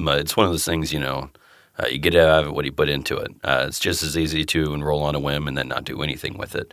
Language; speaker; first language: English; native; English